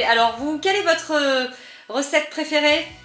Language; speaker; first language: French; native; French